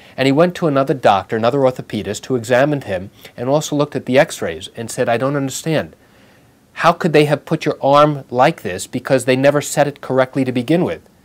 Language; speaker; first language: English; native; English